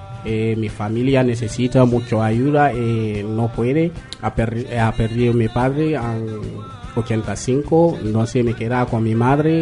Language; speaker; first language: Spanish; non-native, learner; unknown